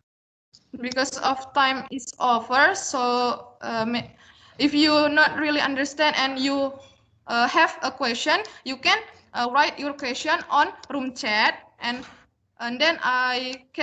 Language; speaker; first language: English; non-native, learner; Indonesian